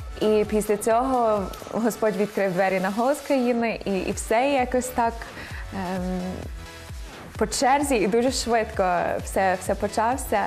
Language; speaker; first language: Ukrainian; non-native, fluent; English